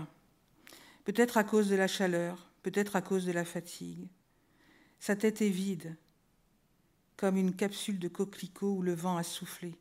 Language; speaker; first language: French; native; French